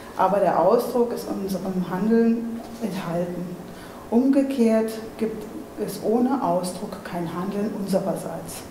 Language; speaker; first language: German; native; German